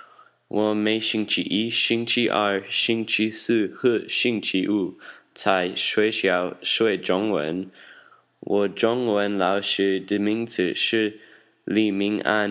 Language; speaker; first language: Chinese; non-native, learner; English